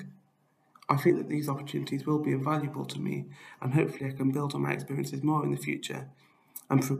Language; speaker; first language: English; native; English